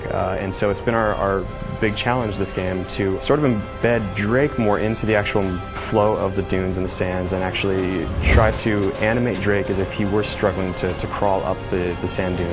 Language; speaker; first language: English; native; English